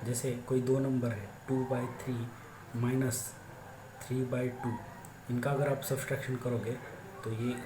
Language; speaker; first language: Hindi; non-native, local second language; Marathi